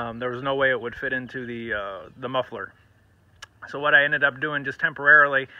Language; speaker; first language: English; native; English